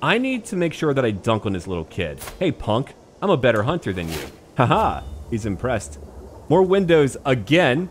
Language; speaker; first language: English; native; English